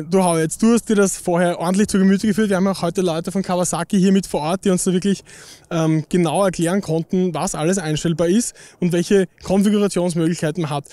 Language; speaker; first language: German; native; German